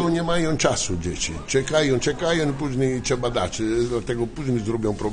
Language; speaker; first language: Polish; non-native, learner; Italian